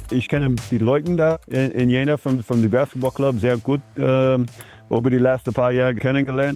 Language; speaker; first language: German; non-native, fluent; English